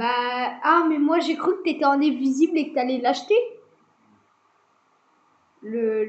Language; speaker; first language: French; native; French